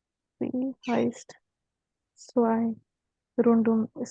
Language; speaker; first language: German; non-native, learner; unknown